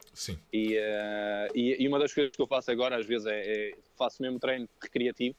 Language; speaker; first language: Portuguese; early bilingual, other home language; French